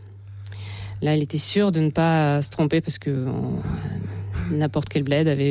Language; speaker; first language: French; non-native, fluent; Russian